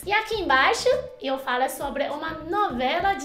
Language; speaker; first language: Portuguese; non-native, fluent; Chinese